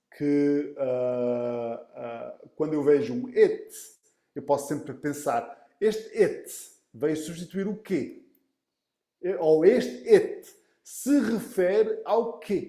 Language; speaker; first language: Portuguese; early bilingual, heritage; Portuguese